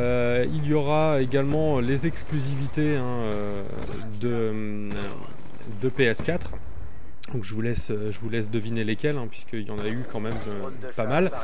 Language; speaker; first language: French; native; French